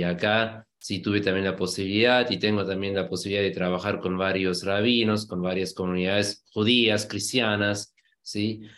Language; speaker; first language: Spanish; non-native, fluent; German